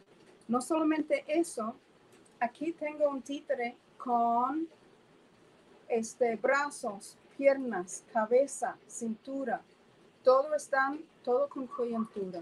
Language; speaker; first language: Spanish; non-native, fluent; English